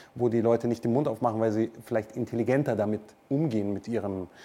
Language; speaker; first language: German; native; German